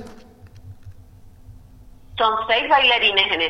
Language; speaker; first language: Spanish; native; Spanish